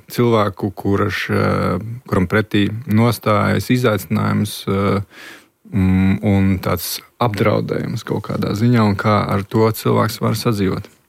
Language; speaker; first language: Latvian; native; Latvian